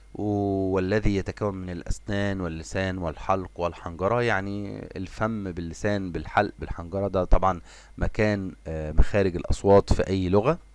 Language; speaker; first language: Arabic; native; Arabic